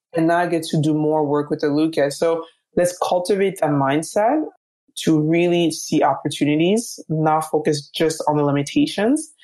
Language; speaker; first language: English; early bilingual, other home language; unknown